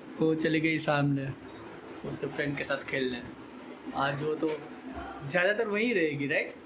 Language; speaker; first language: Hindi; non-native, local second language; Gujarati